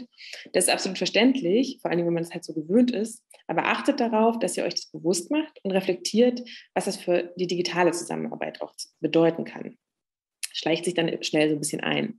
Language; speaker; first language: German; native; German